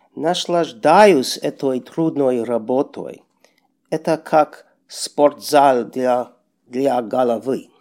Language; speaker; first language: Russian; non-native, learner; English